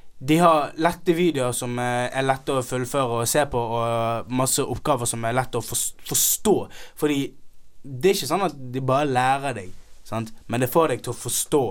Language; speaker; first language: Norwegian; early bilingual, other home language; Somali